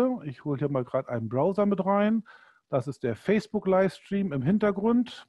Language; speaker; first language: German; native; German